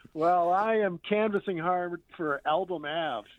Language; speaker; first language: English; native; English